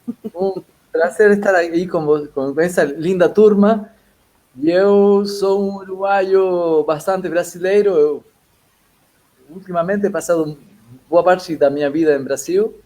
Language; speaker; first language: Portuguese; non-native, fluent; Spanish